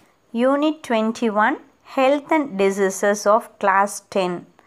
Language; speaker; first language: English; non-native, local second language; Tamil